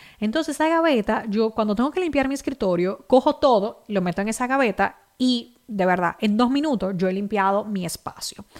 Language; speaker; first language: Spanish; native; Spanish